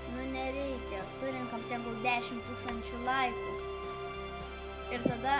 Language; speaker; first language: Lithuanian; native; Lithuanian